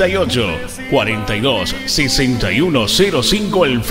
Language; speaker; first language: Spanish; native; Spanish